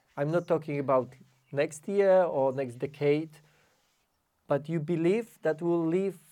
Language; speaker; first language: English; non-native, fluent; Polish